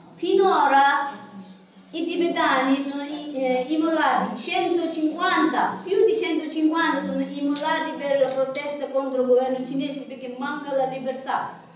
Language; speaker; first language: Italian; non-native, learner; Tibetan